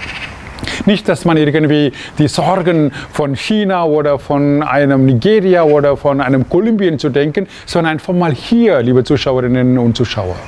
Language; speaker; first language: German; non-native, fluent; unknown